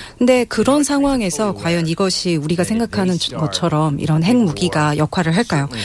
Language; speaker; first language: Korean; non-native, fluent; English